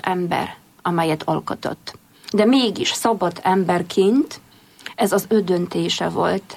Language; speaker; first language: Hungarian; non-native, fluent; Polish